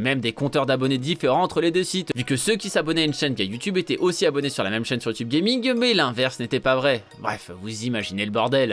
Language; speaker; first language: French; native; French